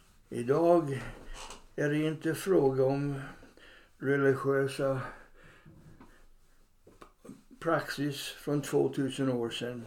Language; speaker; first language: Swedish; non-native, fluent; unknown